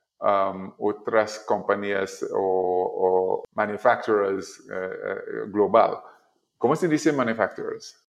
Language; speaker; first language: Spanish; non-native, learner; English